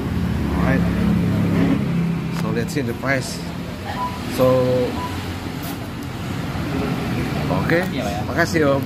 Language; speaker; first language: English; non-native, fluent; Indonesian